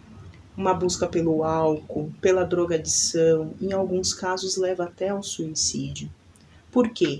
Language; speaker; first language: Portuguese; native; Portuguese